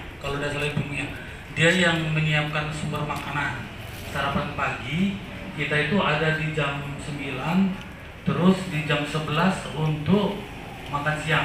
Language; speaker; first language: Indonesian; native; Indonesian